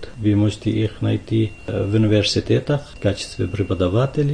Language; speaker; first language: Russian; non-native, fluent; Arabic